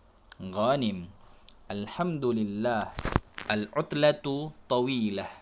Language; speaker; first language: Arabic; non-native, fluent; Indonesian